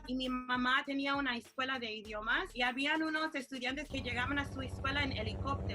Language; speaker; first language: Spanish; early bilingual, other home language; English